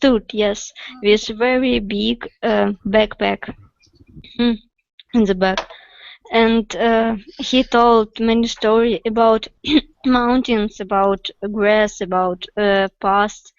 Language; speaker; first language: English; non-native, learner; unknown